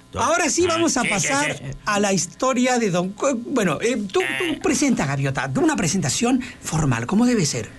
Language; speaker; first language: Spanish; native; Spanish